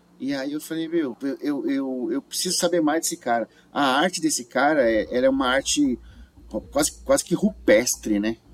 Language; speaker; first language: Portuguese; native; Portuguese